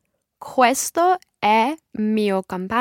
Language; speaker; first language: Italian; non-native, learner; English